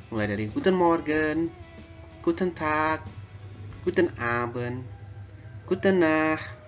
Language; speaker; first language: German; non-native, fluent; Indonesian